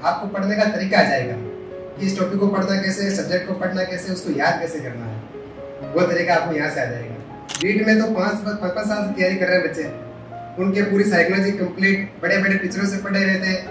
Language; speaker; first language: Hindi; non-native, local second language; Marwari